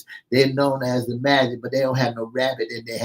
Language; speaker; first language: English; native; English